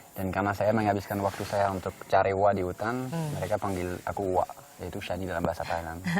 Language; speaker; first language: Indonesian; non-native, fluent; French